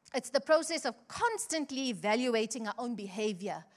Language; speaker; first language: English; native; English